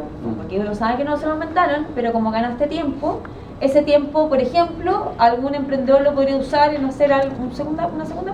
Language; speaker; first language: Spanish; native; Spanish